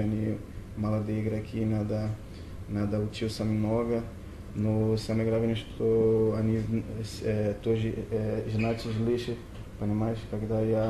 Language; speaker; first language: Russian; non-native, learner; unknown